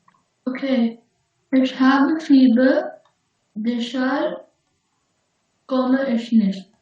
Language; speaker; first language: German; non-native, learner; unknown